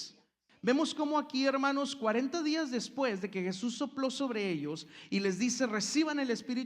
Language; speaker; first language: Spanish; native; Spanish